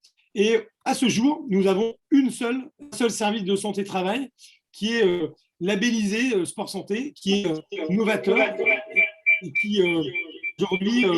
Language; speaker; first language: French; native; French